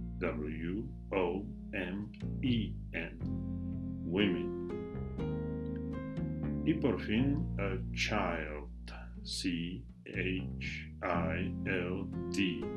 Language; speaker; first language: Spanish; non-native, fluent; English